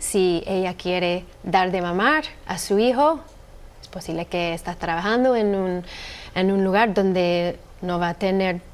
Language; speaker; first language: Spanish; non-native, fluent; English